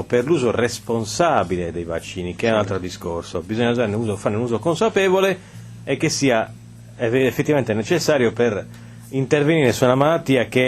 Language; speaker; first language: Italian; native; Italian